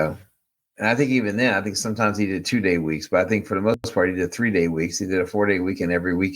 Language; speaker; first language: English; native; English